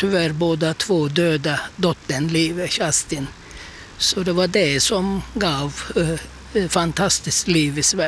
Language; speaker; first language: Swedish; non-native, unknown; Turkish